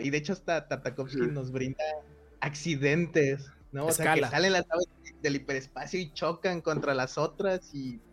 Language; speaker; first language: Spanish; native; Spanish